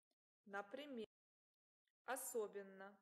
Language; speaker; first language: Russian; non-native, learner; English